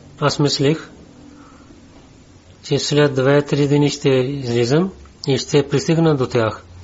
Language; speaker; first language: Bulgarian; non-native, learner; Urdu